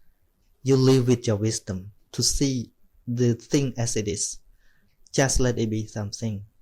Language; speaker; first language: English; non-native, fluent; Khmer